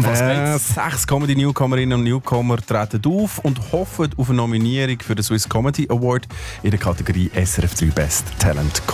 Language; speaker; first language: German; native; German